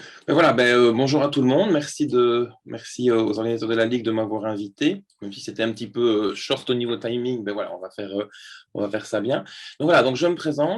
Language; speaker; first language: French; native; French